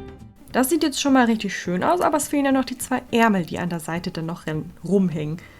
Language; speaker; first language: German; native; German